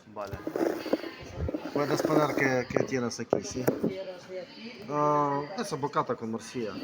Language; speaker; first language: Spanish; non-native, learner; Ukrainian